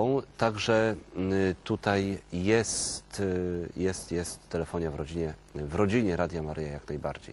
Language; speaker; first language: Polish; native; Polish